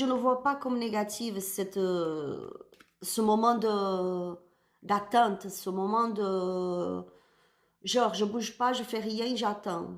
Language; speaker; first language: French; non-native, learner; Spanish